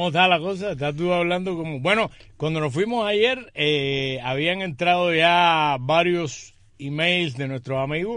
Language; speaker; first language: Spanish; native; Spanish